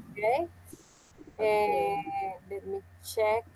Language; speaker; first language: English; non-native, fluent; Spanish